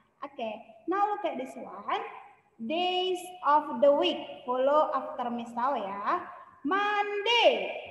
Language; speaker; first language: English; non-native, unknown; Indonesian